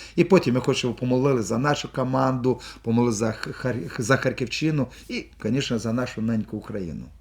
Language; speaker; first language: Ukrainian; non-native, local second language; Russian